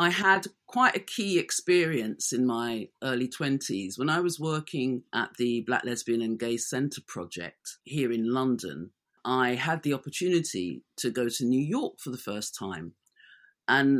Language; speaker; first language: English; native; English